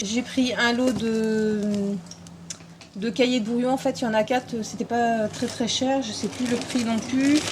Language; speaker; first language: French; native; French